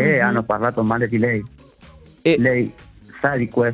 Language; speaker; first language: Italian; non-native, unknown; Spanish